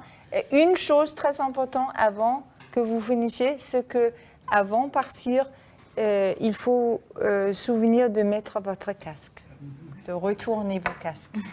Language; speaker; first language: French; non-native, fluent; Danish